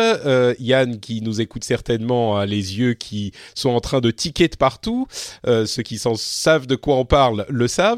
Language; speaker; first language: French; native; French